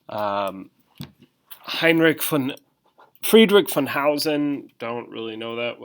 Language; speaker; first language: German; non-native, learner; English